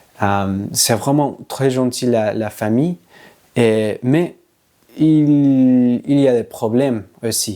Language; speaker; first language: French; non-native, learner; English